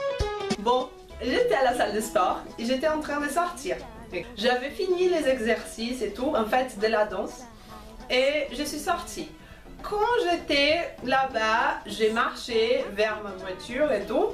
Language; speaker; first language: French; non-native, fluent; Portuguese